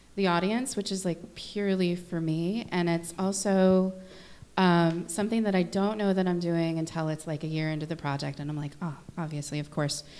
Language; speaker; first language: English; native; English